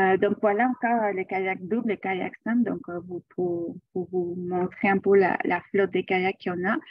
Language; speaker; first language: French; non-native, fluent; Spanish